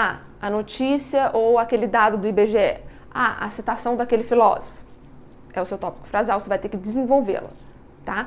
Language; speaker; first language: Portuguese; native; Portuguese